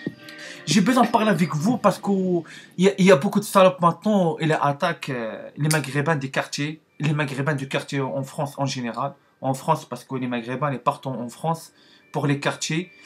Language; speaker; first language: French; non-native, learner; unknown